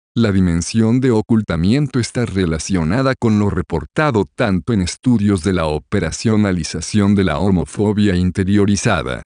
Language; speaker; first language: Spanish; native; Spanish